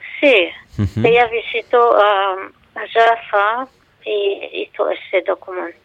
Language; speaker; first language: Spanish; non-native, fluent; Arabic